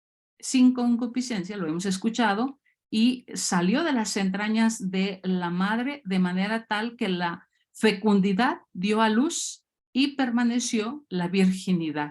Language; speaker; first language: Spanish; native; Spanish